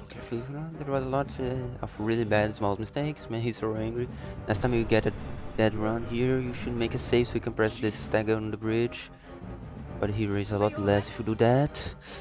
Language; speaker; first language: English; non-native, learner; Portuguese